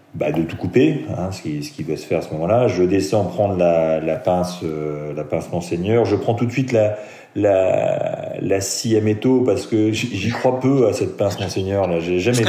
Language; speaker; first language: French; native; French